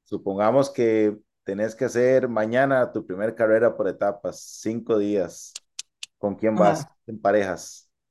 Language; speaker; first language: Spanish; native; Spanish